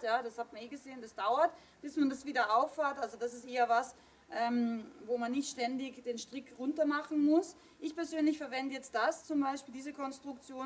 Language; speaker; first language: German; native; German